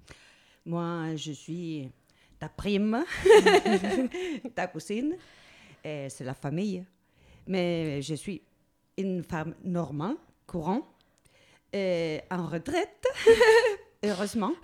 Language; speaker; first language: French; non-native, fluent; Spanish